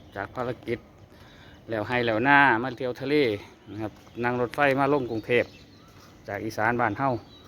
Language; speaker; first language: Thai; native; Thai